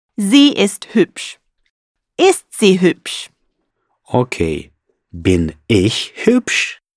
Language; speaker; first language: German; non-native, fluent; Russian